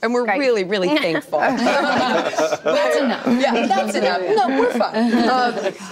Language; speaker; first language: English; native; English